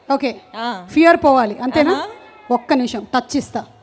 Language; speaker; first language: Telugu; native; Telugu